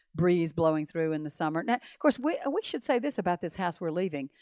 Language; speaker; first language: English; native; English